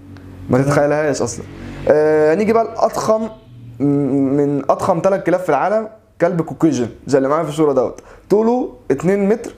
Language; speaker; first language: Arabic; native; Arabic